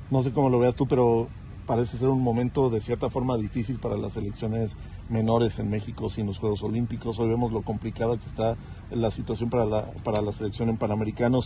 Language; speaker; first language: Spanish; native; Spanish